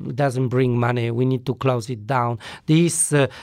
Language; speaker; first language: English; non-native, fluent; Polish